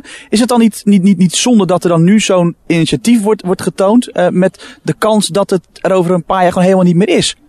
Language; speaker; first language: Dutch; native; Dutch